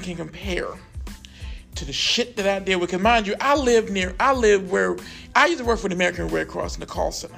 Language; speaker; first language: English; native; English